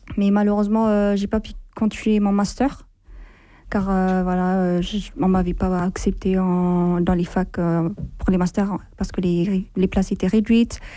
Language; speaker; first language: French; non-native, fluent; Amharic